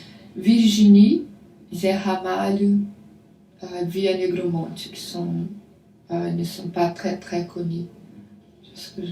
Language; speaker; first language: French; non-native, learner; Portuguese